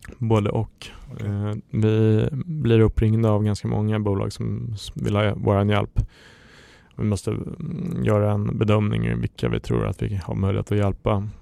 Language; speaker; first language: Swedish; native; Swedish